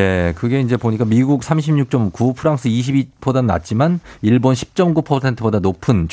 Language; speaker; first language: Korean; native; Korean